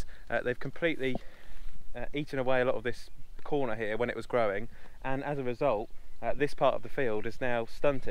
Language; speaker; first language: English; native; English